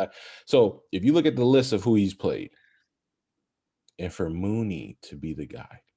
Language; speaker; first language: English; native; English